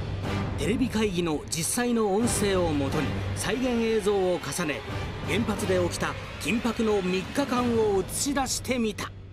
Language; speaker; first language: Japanese; native; Japanese